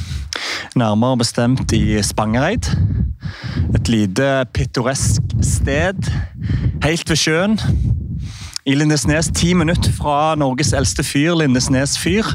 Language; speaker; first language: Norwegian; native; Norwegian